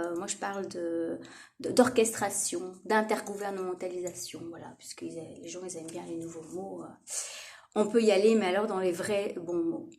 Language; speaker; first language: French; native; French